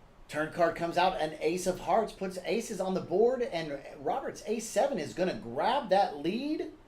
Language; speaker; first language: English; native; English